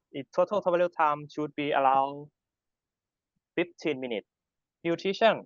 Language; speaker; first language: English; non-native, learner; Thai